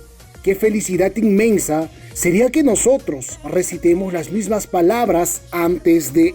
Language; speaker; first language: Spanish; native; Spanish